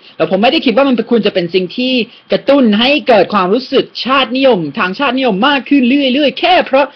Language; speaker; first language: Thai; non-native, fluent; English